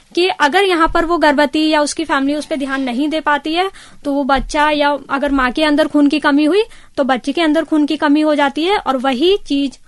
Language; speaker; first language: Hindi; native; Hindi